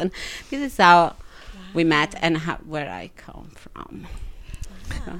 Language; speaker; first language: English; non-native, fluent; Italian